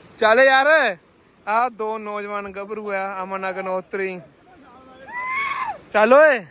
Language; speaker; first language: Punjabi; native; Punjabi